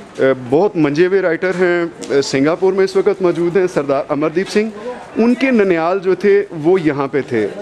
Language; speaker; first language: Urdu; non-native, local second language; Punjabi